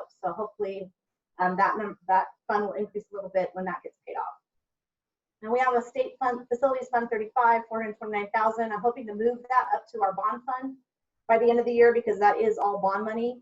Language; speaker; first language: English; native; English